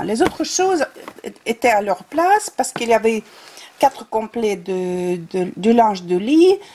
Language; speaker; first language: French; non-native, fluent; Russian